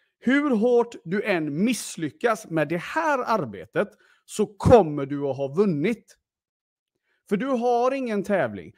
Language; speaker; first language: Swedish; early bilingual, other home language; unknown